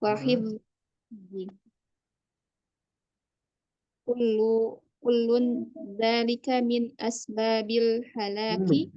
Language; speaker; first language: Arabic; non-native, learner; Indonesian